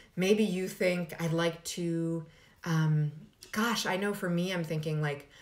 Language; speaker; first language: English; early bilingual, other home language; Spanish